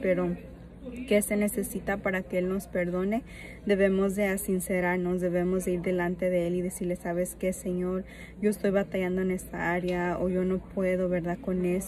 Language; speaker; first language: Spanish; early bilingual, heritage; Spanish